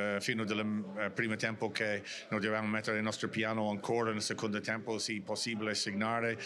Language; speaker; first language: Italian; non-native, learner; English